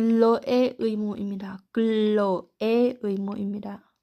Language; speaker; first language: Korean; non-native, learner; Thai